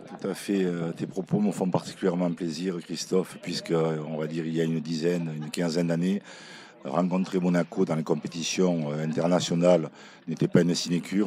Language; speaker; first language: French; native; French